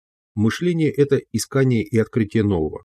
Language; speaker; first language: Russian; native; Russian